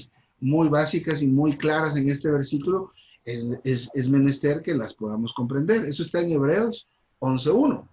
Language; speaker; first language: Spanish; native; Spanish